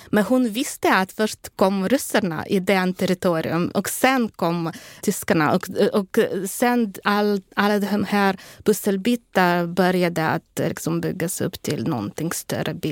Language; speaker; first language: Swedish; non-native, fluent; Ukrainian